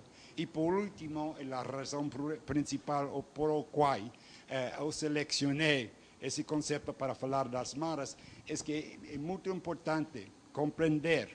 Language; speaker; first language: Portuguese; non-native, fluent; Spanish